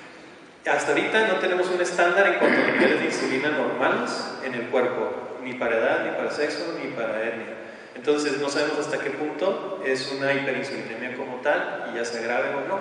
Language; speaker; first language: Spanish; native; Spanish